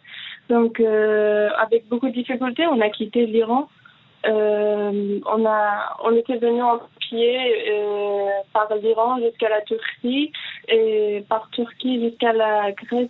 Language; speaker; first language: French; non-native, fluent; Persian